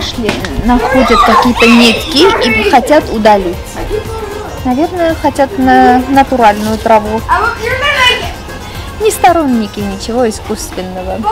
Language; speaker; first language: Russian; non-native, fluent; Armenian